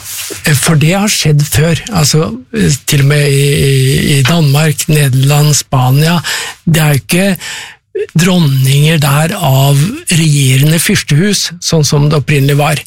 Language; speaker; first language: Norwegian; native; Norwegian